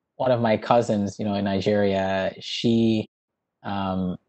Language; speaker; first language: English; native; English